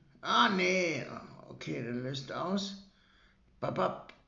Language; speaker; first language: German; native; German